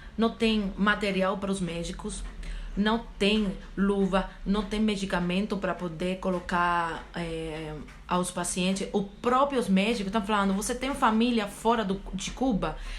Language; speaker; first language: Portuguese; non-native, fluent; Spanish